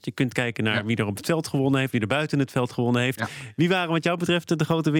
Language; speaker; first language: Dutch; native; Dutch